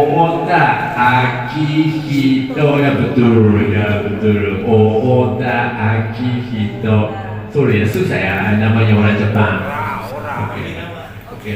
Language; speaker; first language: Indonesian; non-native, learner; Japanese